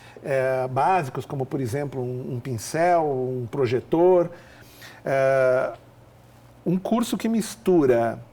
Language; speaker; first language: Portuguese; native; Portuguese